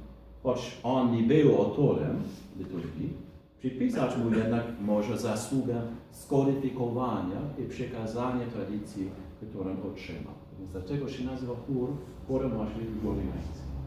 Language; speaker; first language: Polish; non-native, fluent; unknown